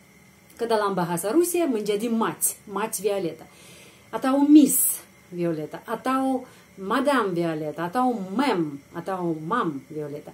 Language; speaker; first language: Indonesian; non-native, fluent; Russian